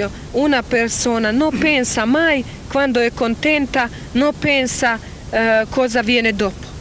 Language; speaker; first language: Italian; non-native, learner; Croatian